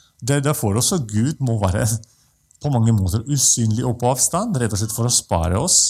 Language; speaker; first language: Norwegian; non-native, fluent; Russian